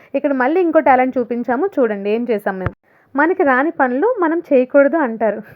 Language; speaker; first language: Telugu; non-native, local second language; Urdu